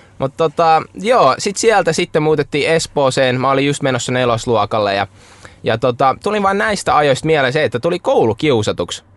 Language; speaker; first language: Finnish; early bilingual, other home language; Russian